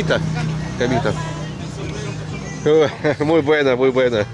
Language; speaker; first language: Spanish; non-native, learner; English